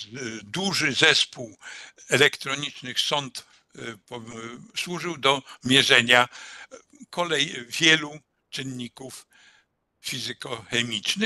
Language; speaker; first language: Polish; native; Polish